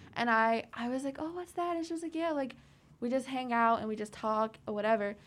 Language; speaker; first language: English; native; English